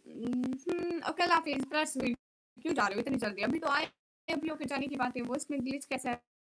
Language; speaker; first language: Urdu; non-native, local second language; Punjabi